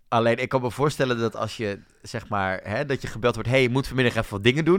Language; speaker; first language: Dutch; native; Dutch